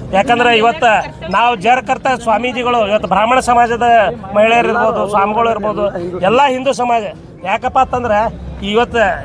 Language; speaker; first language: Kannada; native; Kannada